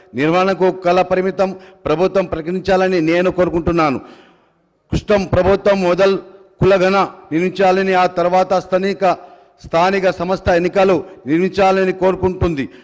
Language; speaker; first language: Telugu; non-native, local second language; Urdu